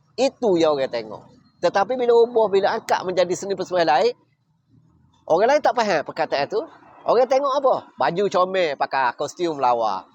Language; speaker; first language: Malay; native; Malay